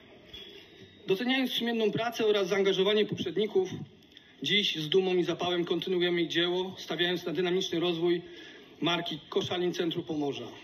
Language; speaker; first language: Polish; native; Polish